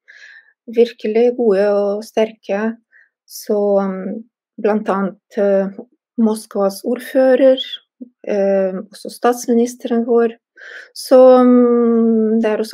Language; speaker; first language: Norwegian; non-native, fluent; Russian